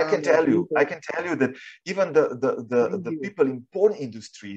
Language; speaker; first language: English; non-native, fluent; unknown